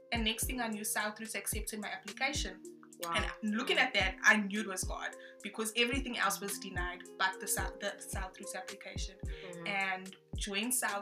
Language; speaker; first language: English; non-native, local second language; French